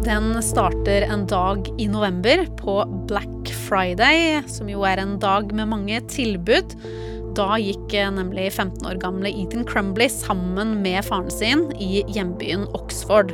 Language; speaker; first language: Norwegian; native; Norwegian